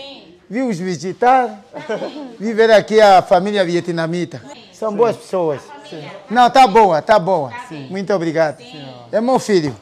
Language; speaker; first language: Portuguese; non-native, local second language; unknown